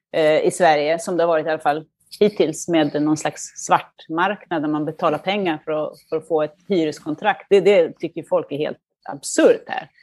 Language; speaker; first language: Swedish; native; Swedish